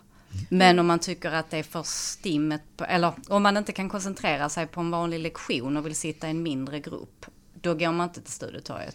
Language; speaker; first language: Swedish; native; Swedish